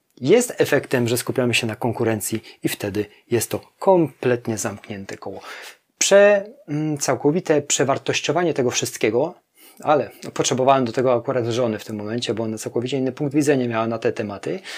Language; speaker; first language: Polish; native; Polish